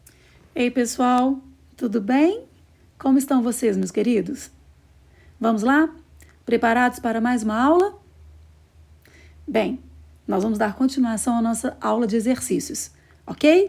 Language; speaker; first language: Portuguese; native; Portuguese